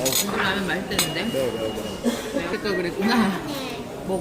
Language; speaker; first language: Korean; native; Korean